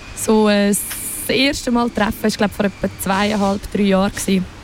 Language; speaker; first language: German; native; German